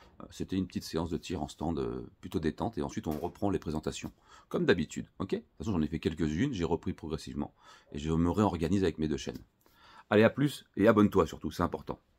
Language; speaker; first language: French; native; French